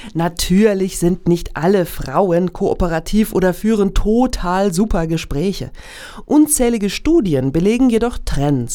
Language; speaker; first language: German; native; German